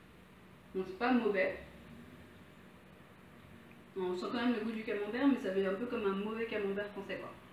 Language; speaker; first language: French; native; French